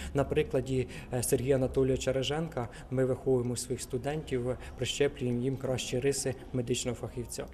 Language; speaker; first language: Ukrainian; native; Ukrainian